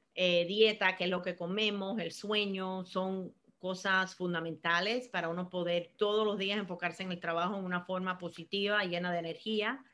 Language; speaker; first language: Spanish; early bilingual, heritage; Spanish